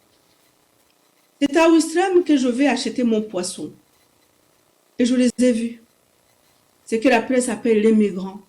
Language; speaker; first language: French; non-native, local second language; Kinyarwanda